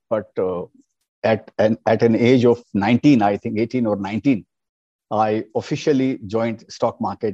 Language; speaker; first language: English; non-native, local second language; Hindi